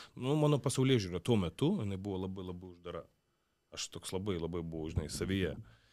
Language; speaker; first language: Lithuanian; non-native, local second language; Russian